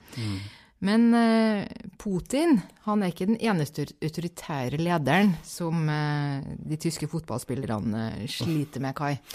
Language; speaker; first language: Norwegian; native; Norwegian